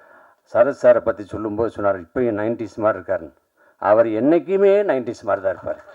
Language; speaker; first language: Tamil; native; Tamil